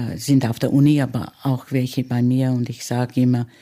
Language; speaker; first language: German; early bilingual, heritage; German